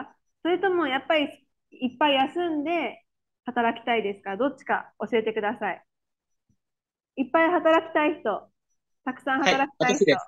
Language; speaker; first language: Japanese; native; Japanese